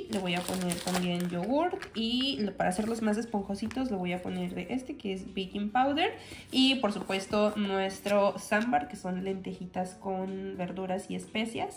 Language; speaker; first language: Spanish; native; Spanish